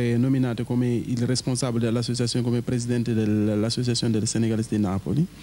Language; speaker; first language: Italian; non-native, learner; Wolof